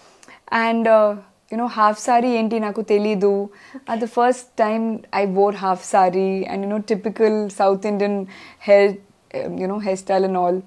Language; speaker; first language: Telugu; non-native, learner; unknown